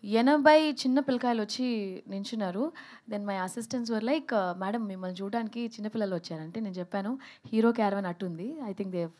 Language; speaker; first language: Telugu; early bilingual, heritage; Telugu